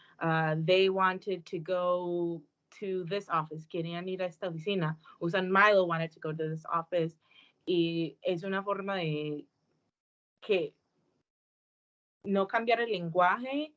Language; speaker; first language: Spanish; early bilingual, heritage; English